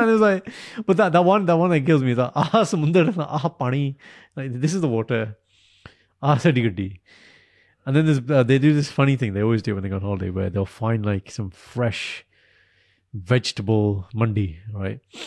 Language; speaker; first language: English; early bilingual, other home language; Punjabi